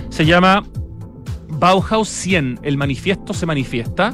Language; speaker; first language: Spanish; native; Spanish